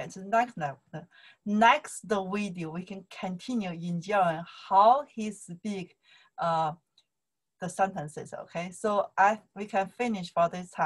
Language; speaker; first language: English; non-native, learner; Chinese